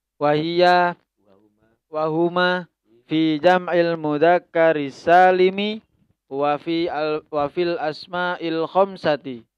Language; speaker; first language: Arabic; non-native, learner; Indonesian